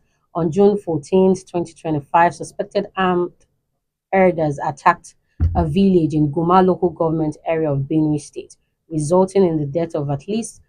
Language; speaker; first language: English; non-native, local second language; Yoruba